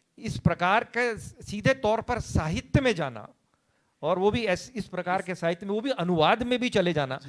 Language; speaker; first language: Hindi; native; Hindi